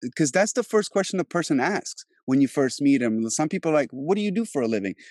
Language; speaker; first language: English; early bilingual, other home language; Albanian